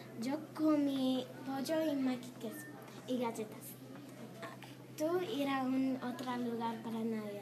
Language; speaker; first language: Spanish; non-native, learner; English